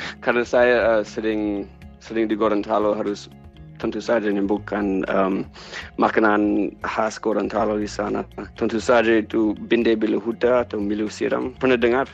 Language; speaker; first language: Indonesian; non-native, fluent; English